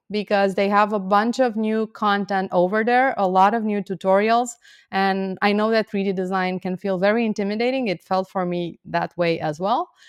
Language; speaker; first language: English; non-native, fluent; Romanian